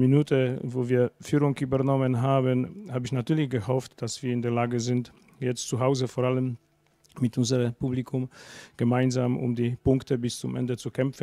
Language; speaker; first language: German; non-native, fluent; Polish